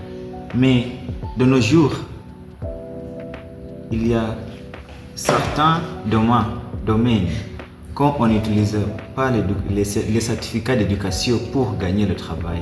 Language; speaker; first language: French; non-native, learner; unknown